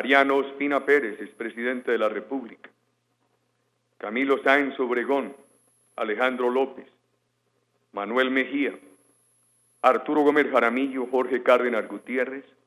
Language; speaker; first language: Spanish; native; Spanish